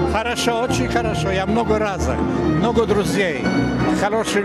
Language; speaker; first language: Russian; non-native, learner; English